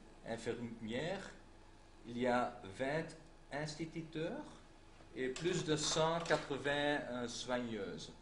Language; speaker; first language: French; non-native, local second language; Dutch